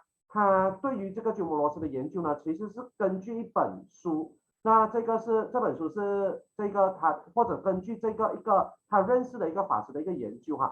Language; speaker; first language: Chinese; native; Chinese